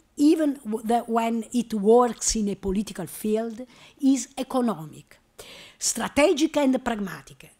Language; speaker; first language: English; non-native, learner; Italian